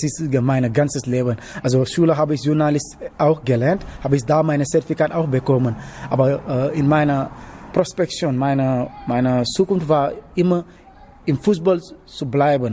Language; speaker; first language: German; non-native, learner; Wolof